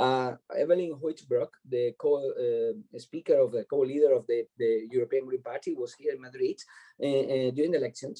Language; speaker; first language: English; non-native, fluent; Spanish